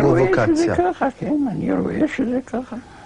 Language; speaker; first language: Hebrew; non-native, fluent; German